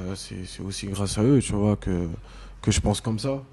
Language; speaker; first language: French; native; French